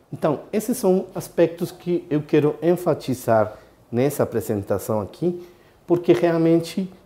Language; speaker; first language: Portuguese; non-native, fluent; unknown